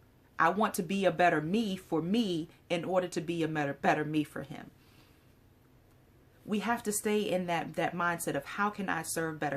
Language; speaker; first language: English; native; English